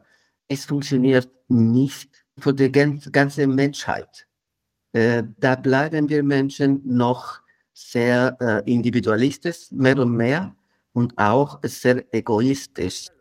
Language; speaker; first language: German; non-native, fluent; Spanish